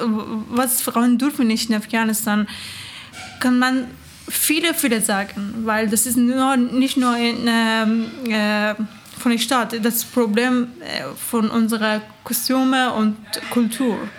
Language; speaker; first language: German; non-native, learner; Persian